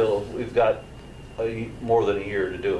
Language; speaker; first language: English; native; English